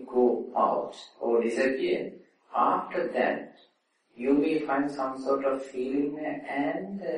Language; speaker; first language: English; non-native, local second language; Sinhala